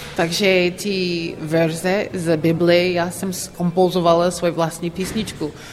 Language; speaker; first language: Czech; non-native, learner; English